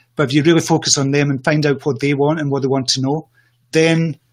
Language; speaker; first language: English; native; English